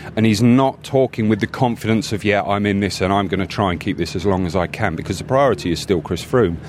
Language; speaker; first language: English; native; English